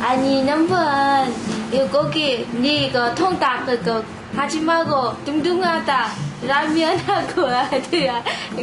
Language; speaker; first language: Korean; non-native, learner; Vietnamese